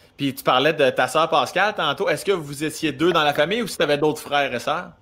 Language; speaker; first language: French; native; French